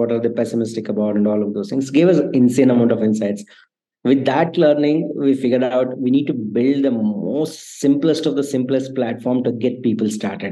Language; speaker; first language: English; non-native, local second language; Kannada